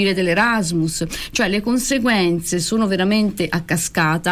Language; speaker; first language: Italian; native; Italian